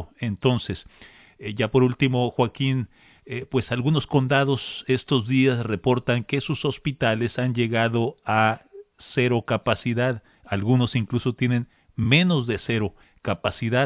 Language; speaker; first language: Spanish; native; Spanish